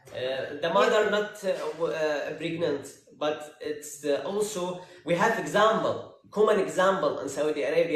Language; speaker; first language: English; non-native, learner; Arabic